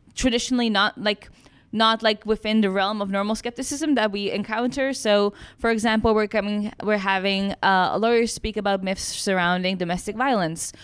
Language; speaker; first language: English; non-native, fluent; Czech